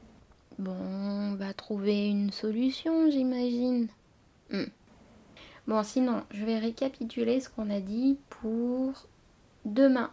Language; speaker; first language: French; native; French